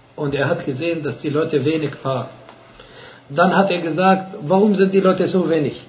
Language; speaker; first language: German; non-native, fluent; Arabic